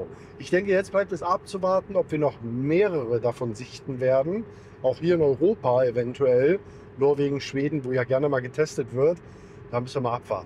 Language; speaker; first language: German; native; German